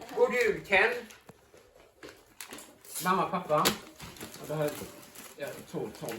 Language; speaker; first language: Swedish; early bilingual, other home language; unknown